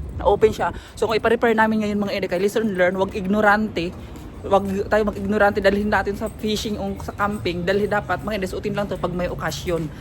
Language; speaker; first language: Filipino; non-native, local second language; Cebuano